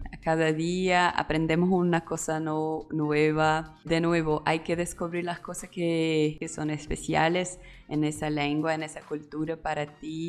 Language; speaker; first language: Spanish; non-native, learner; Portuguese